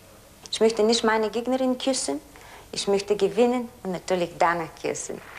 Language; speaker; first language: German; non-native, learner; Bulgarian